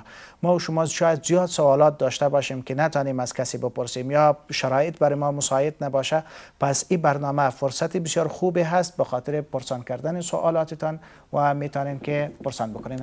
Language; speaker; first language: Persian; native; Persian